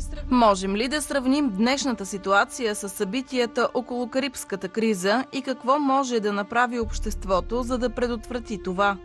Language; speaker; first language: Bulgarian; native; Bulgarian